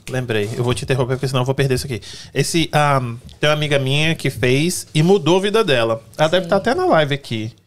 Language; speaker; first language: Portuguese; native; Portuguese